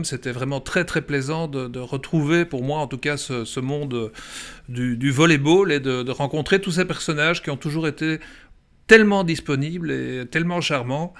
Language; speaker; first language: French; native; French